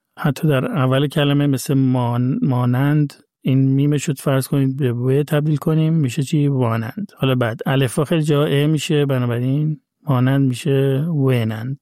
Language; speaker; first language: Persian; native; Persian